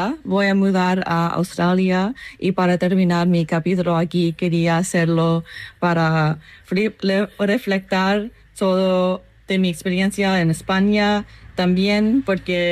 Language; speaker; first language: Spanish; non-native, fluent; English